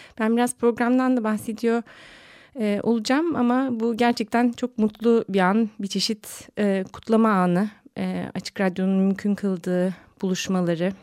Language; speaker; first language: Turkish; native; Turkish